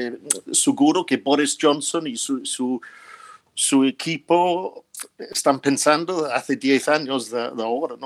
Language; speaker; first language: Spanish; non-native, fluent; English